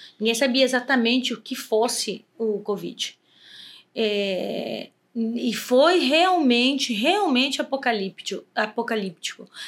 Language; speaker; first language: Portuguese; native; Portuguese